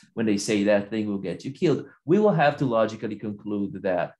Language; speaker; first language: English; non-native, fluent; Italian